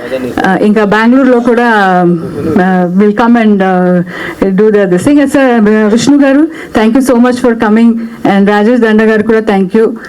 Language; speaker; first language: Telugu; non-native, local second language; Kannada